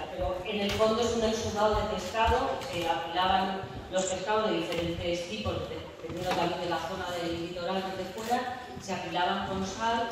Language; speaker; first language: Spanish; native; Spanish